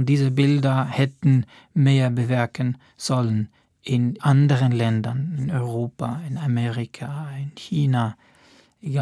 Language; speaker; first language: German; non-native, fluent; Arabic